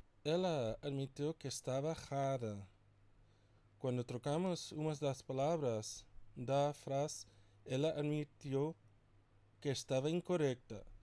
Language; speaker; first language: Portuguese; non-native, fluent; English